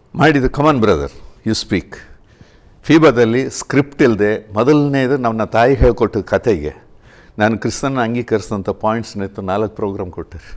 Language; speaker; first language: Kannada; early bilingual, heritage; Kannada